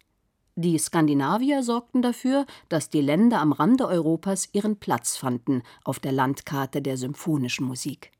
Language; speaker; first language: German; native; German